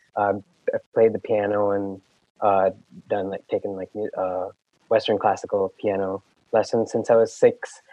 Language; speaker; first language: English; non-native, local second language; Hindi